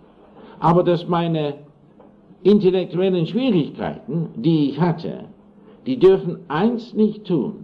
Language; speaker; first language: German; non-native, fluent; English